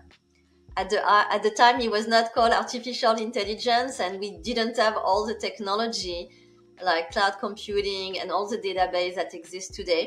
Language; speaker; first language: English; non-native, fluent; French